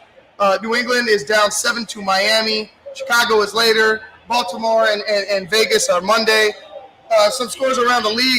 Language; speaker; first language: English; native; English